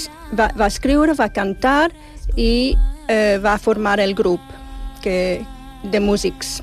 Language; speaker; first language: Catalan; non-native, fluent; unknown